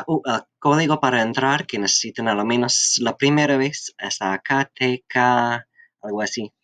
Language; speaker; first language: Spanish; non-native, fluent; English